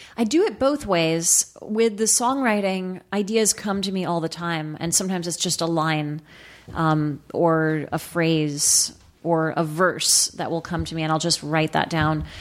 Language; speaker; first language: English; native; English